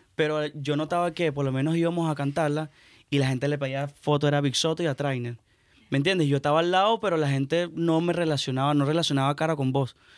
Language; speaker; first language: Spanish; native; Spanish